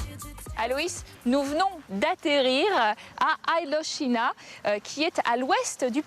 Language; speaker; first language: French; native; French